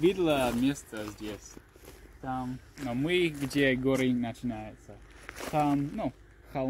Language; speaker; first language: Russian; non-native, learner; English